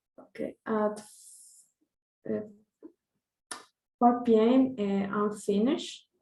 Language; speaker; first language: English; non-native, learner; Spanish